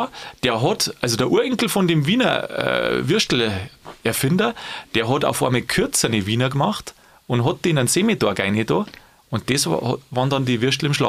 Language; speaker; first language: German; native; German